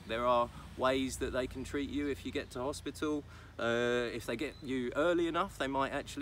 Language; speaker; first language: English; native; English